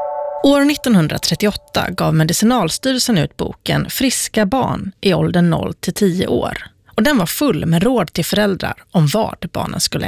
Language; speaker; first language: Swedish; native; Swedish